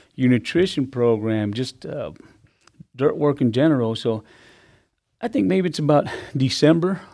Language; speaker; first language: English; native; English